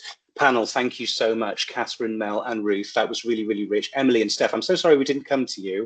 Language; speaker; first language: English; native; English